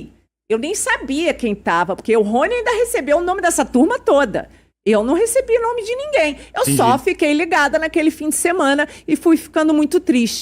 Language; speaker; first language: Portuguese; native; Portuguese